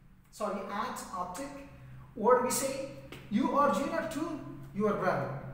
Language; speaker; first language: English; non-native, fluent; Persian